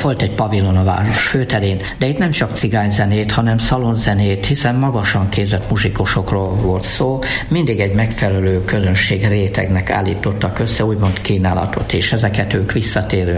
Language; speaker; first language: Hungarian; native; Hungarian